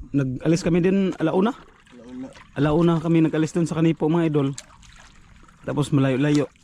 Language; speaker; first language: Filipino; non-native, local second language; Cebuano